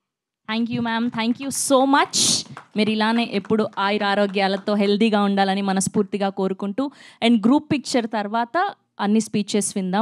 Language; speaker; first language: Telugu; native; Telugu